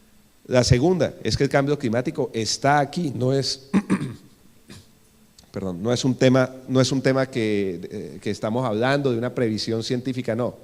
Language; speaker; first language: Spanish; native; Spanish